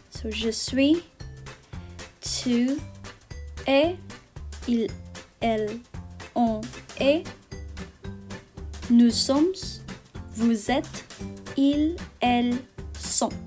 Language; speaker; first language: French; non-native, learner; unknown